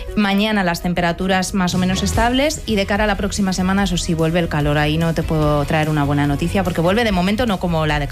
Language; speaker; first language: Spanish; native; Spanish